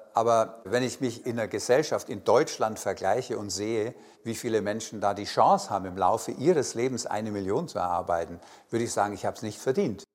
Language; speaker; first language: German; native; German